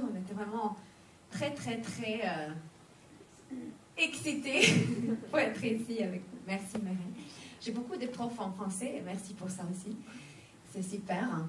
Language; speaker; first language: French; non-native, fluent; Swedish